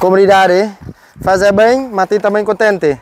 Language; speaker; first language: Portuguese; non-native, learner; Vietnamese